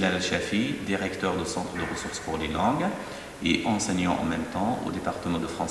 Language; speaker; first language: French; non-native, fluent; Arabic